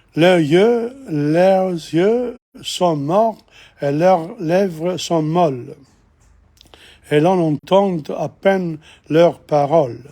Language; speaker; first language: French; non-native, fluent; English